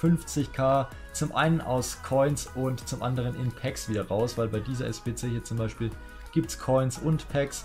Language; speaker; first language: German; native; German